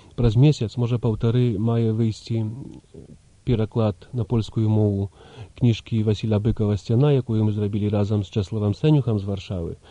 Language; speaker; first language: Belarusian; early bilingual, heritage; Belarusian